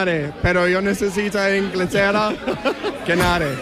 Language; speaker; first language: Spanish; non-native, learner; English